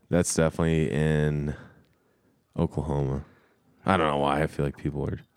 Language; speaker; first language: English; native; English